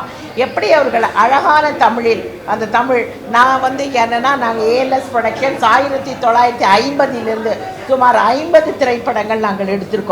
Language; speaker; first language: Tamil; native; Tamil